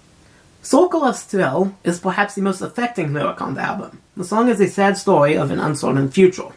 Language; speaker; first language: English; native; English